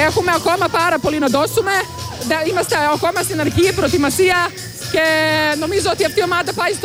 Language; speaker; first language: Greek; non-native, fluent; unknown